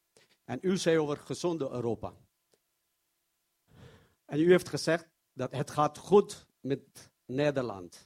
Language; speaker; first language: Dutch; non-native, learner; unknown